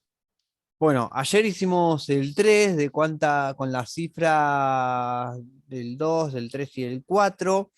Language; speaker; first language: Spanish; native; Spanish